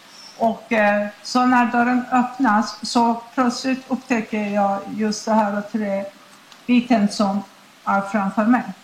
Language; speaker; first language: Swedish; non-native, fluent; Persian